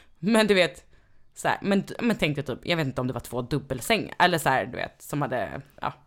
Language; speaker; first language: Swedish; native; Swedish